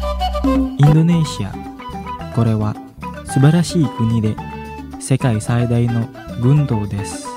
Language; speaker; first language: Japanese; non-native, fluent; Indonesian